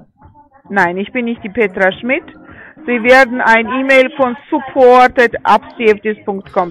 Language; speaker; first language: German; non-native, fluent; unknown